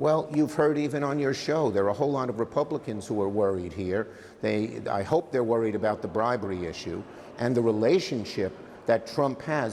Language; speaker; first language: English; native; English